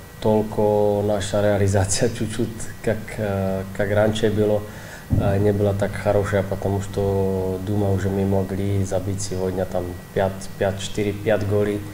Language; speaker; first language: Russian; non-native, learner; Czech